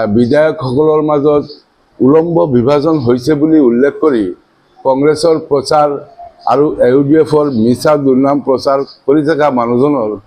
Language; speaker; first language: Assamese; non-native, local second language; Bangla